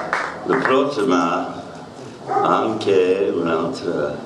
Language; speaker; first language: Italian; non-native, learner; English